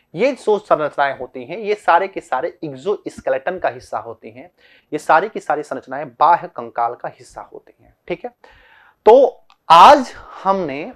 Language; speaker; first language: Hindi; native; Hindi